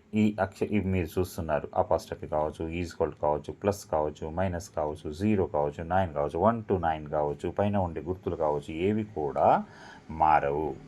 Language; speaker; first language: Telugu; non-native, local second language; Lambadi